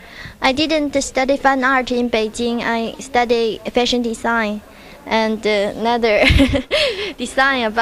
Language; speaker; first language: English; non-native, learner; Chinese